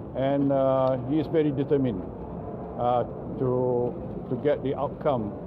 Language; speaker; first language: English; non-native, local second language; Malay